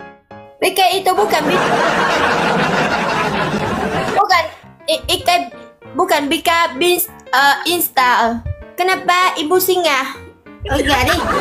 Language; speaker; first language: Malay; non-native, learner; Vietnamese